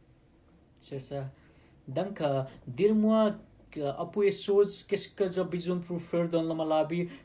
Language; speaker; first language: French; non-native, learner; Nepali